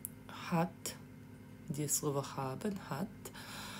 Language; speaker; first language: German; non-native, fluent; Ukrainian